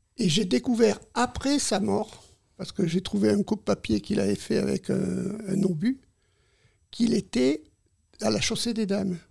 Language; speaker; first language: French; native; French